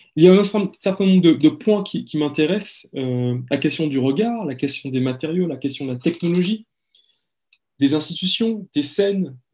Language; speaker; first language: French; native; French